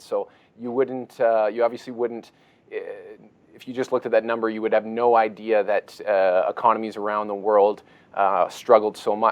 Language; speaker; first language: English; native; English